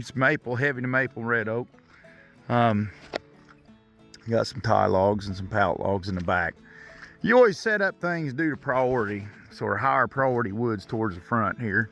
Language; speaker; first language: English; native; English